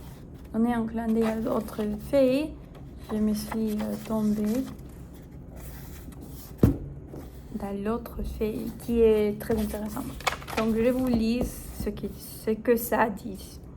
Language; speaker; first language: French; non-native, fluent; Spanish